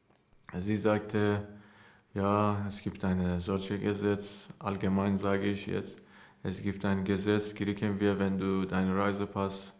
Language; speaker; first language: German; non-native, learner; Persian